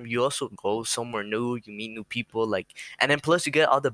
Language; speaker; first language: English; early bilingual, other home language; Spanish